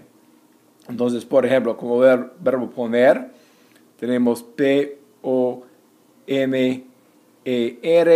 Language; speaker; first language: Spanish; non-native, fluent; English